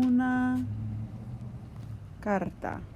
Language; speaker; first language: Spanish; non-native, fluent; English